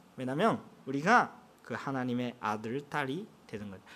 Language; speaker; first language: Korean; non-native, fluent; Japanese